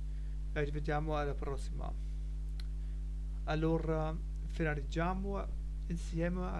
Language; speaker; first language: Italian; non-native, learner; German